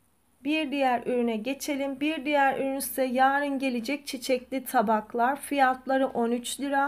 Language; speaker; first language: Turkish; native; Turkish